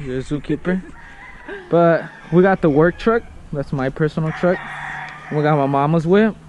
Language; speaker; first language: English; early bilingual, other home language; Spanish